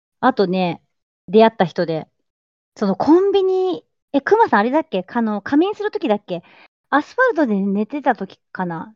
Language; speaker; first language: Japanese; native; Japanese